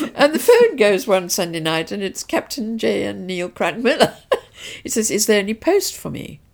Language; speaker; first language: English; native; English